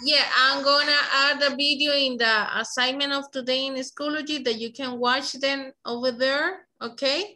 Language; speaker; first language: English; non-native, fluent; Spanish